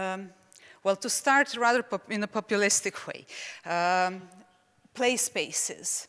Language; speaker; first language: English; non-native, fluent; Czech